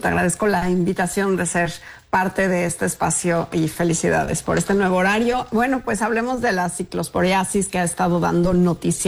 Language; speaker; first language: Spanish; native; Spanish